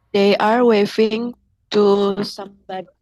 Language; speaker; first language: English; non-native, learner; Indonesian